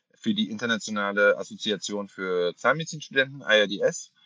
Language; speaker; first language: German; native; German